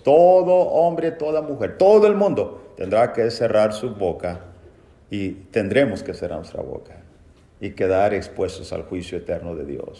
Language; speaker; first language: Spanish; native; Spanish